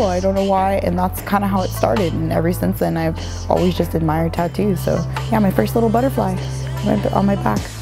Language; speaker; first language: English; native; English